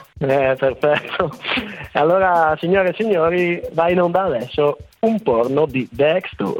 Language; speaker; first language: Italian; native; Italian